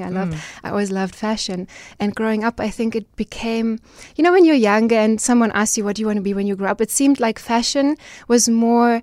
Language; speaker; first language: English; non-native, fluent; German